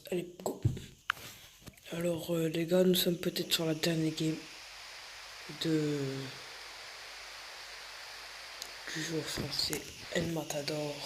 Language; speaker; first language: French; native; French